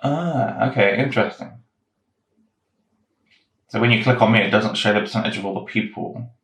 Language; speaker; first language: English; native; English